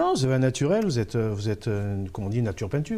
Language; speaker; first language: French; native; French